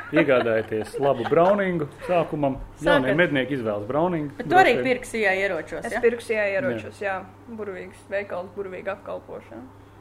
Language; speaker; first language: Latvian; native; Latvian